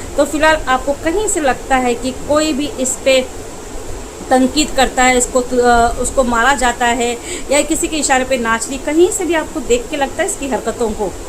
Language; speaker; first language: Hindi; native; Hindi